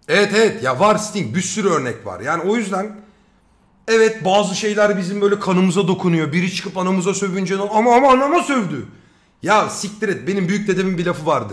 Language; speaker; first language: Turkish; native; Turkish